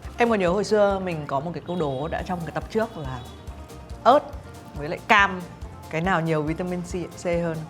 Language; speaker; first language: Vietnamese; native; Vietnamese